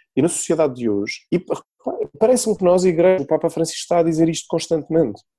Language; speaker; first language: Portuguese; native; Portuguese